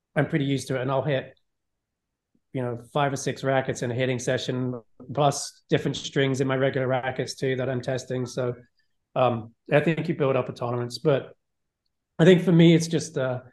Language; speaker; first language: English; native; English